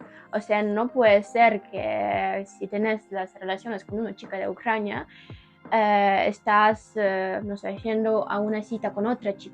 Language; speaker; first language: Spanish; non-native, learner; Ukrainian